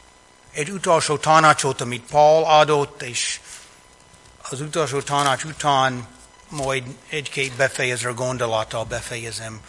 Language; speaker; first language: Hungarian; non-native, fluent; English